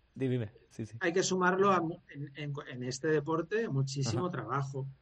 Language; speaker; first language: Spanish; native; Spanish